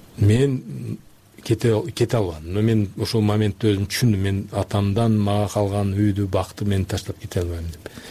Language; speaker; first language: Kyrgyz; non-native, local second language; Uzbek